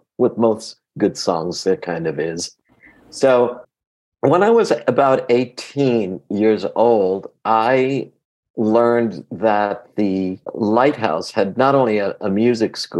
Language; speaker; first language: English; early bilingual, other home language; Greek